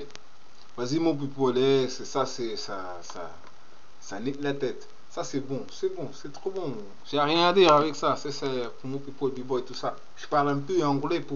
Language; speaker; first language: French; non-native, learner; Portuguese